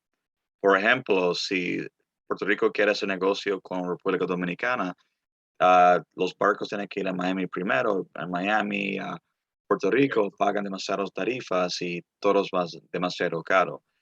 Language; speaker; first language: Spanish; early bilingual, heritage; Spanish